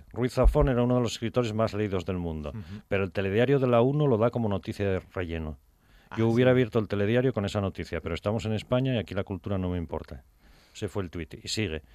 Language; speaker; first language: Spanish; native; Spanish